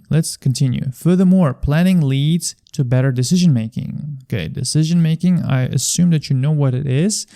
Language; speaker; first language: English; non-native, fluent; Uzbek